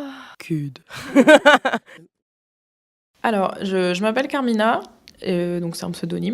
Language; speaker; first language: French; native; French